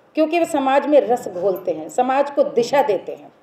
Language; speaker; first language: Hindi; native; Hindi